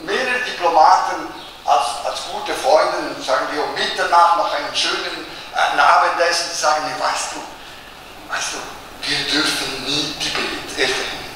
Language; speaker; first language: German; non-native, local second language; Italian